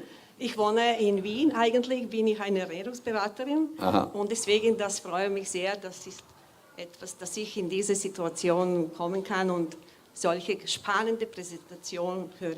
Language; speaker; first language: German; non-native, learner; Serbian